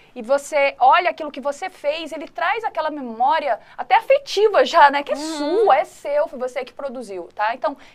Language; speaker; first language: Portuguese; native; Portuguese